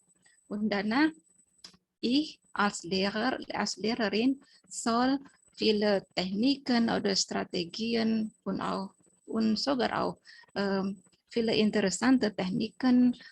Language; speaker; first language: German; non-native, learner; Indonesian